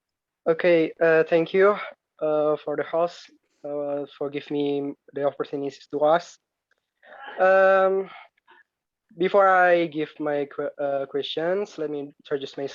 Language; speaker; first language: English; non-native, learner; Indonesian